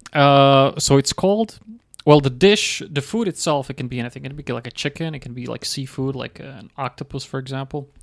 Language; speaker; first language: English; non-native, fluent; Croatian